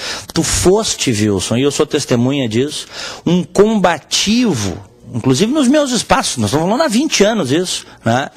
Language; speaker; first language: Portuguese; native; Portuguese